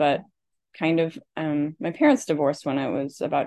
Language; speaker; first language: English; native; English